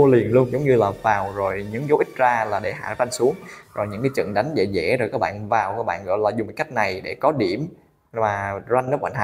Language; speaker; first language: Vietnamese; native; Vietnamese